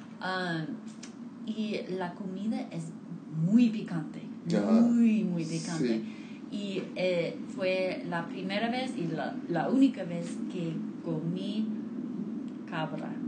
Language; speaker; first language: Spanish; non-native, fluent; English